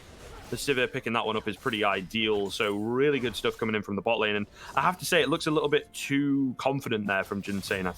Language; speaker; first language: English; native; English